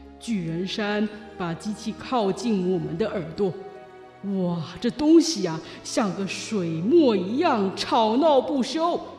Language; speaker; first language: Chinese; native; Chinese